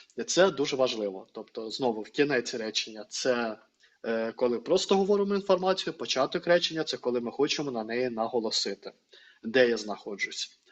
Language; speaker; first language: Ukrainian; non-native, local second language; Russian